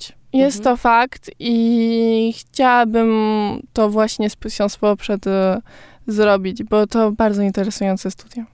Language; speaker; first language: Polish; early bilingual, heritage; Polish